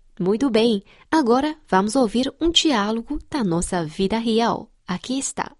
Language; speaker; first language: Portuguese; non-native, fluent; Chinese